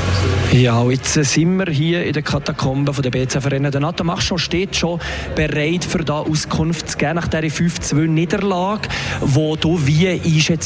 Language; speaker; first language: German; native; German